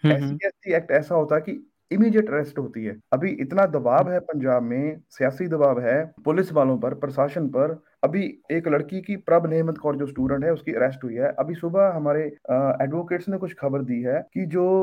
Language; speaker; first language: Hindi; native; Hindi